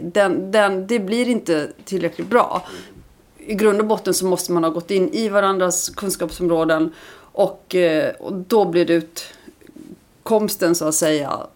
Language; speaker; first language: Swedish; early bilingual, other home language; Icelandic